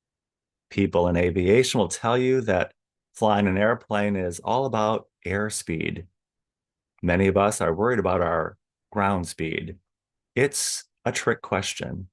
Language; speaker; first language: English; native; English